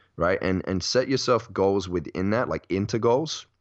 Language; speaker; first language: English; native; English